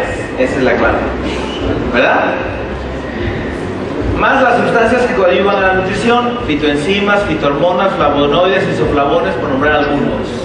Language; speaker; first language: Spanish; native; Spanish